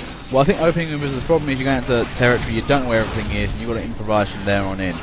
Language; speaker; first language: English; native; English